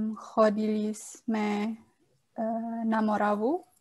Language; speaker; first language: Czech; non-native, learner; Indonesian